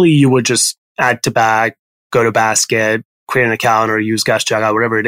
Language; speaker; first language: English; non-native, fluent; Spanish